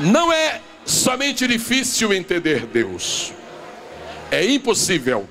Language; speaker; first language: Portuguese; native; Portuguese